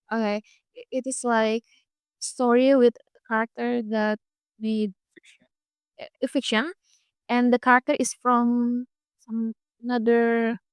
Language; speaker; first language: English; non-native, fluent; Indonesian